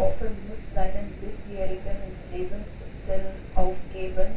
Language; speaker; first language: German; non-native, learner; Hindi